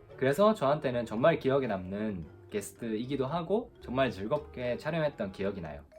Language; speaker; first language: Korean; non-native, fluent; Japanese